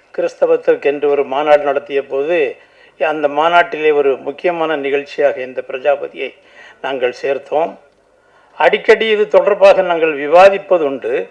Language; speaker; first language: Tamil; native; Tamil